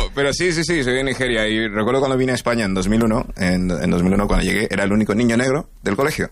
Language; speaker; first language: Spanish; early bilingual, other home language; English